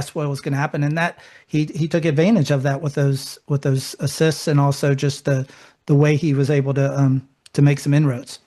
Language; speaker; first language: English; native; English